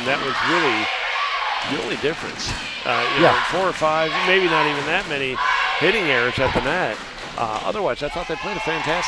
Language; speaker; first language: English; native; English